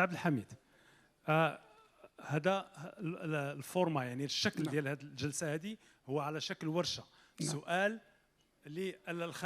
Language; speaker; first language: Arabic; native; Arabic